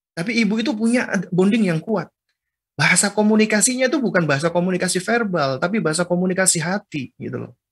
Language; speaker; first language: Indonesian; native; Indonesian